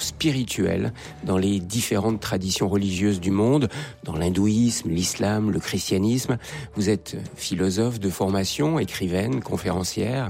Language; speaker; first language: French; native; French